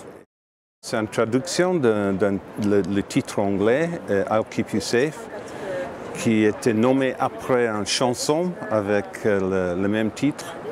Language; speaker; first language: French; non-native, learner; English